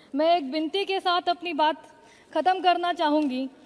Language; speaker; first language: Hindi; native; Hindi